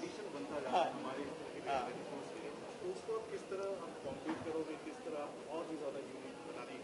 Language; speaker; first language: Hindi; native; Hindi